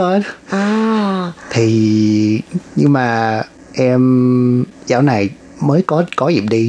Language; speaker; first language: Vietnamese; non-native, learner; English